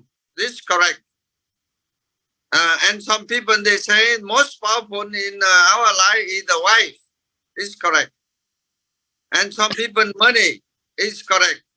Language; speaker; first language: English; non-native, fluent; Vietnamese